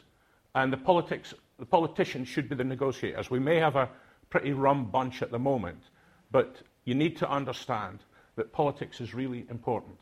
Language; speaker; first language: English; non-native, local second language; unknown